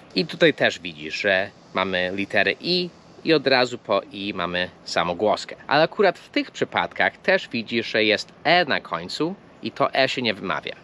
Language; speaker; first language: Polish; non-native, fluent; English